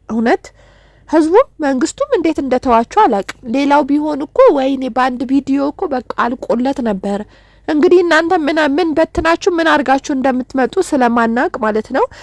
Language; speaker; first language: Amharic; non-native, local second language; Oromo